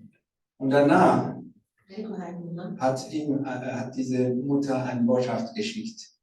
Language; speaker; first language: German; non-native, learner; Rundi